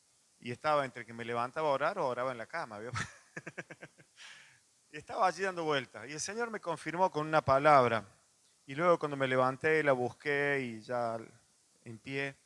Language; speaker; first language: Spanish; native; Spanish